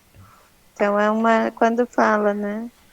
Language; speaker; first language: Portuguese; native; Portuguese